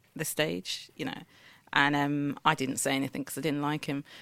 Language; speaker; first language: English; early bilingual, other home language; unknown